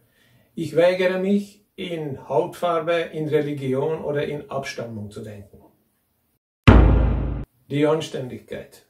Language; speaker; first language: German; non-native, fluent; Hungarian